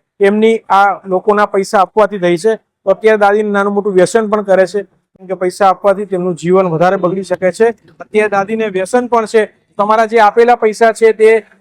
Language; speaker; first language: Gujarati; native; Gujarati